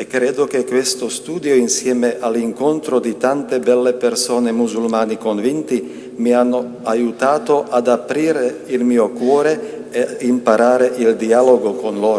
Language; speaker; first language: Italian; non-native, learner; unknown